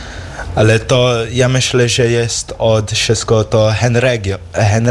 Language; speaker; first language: Polish; early bilingual, heritage; English